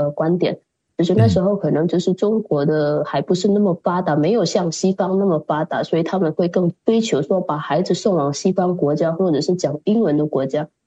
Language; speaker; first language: Chinese; early bilingual, heritage; Chinese